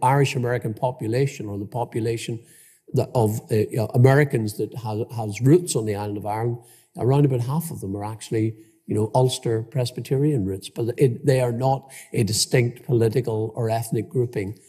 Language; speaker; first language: English; native; English